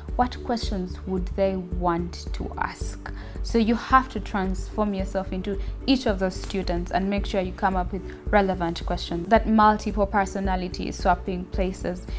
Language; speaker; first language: English; non-native, local second language; Ganda